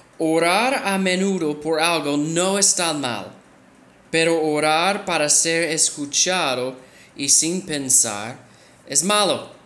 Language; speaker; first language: Spanish; non-native, fluent; English